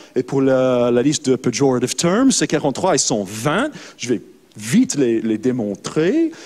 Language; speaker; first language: French; non-native, fluent; English